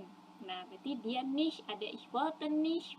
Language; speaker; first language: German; non-native, fluent; Indonesian